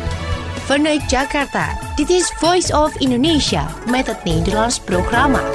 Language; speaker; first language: Dutch; non-native, fluent; Indonesian